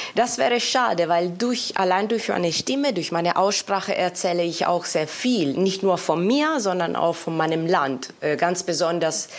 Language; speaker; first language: German; non-native, fluent; Italian